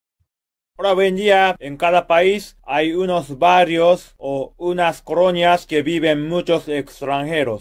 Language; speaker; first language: Spanish; non-native, fluent; Japanese